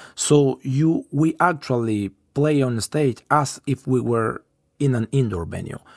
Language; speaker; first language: English; non-native, fluent; Spanish